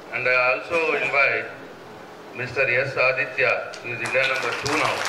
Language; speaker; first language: English; non-native, local second language; Telugu